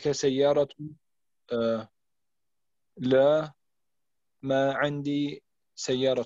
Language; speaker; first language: Arabic; non-native, learner; German